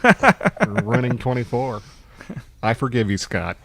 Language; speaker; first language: English; native; English